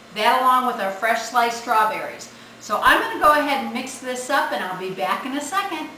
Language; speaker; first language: English; native; English